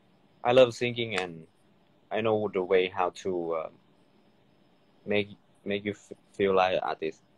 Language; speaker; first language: English; non-native, learner; Thai